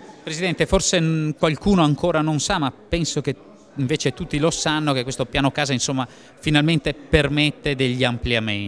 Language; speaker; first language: Italian; native; Italian